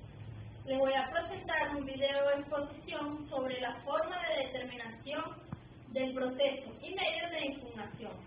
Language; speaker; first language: Spanish; native; Spanish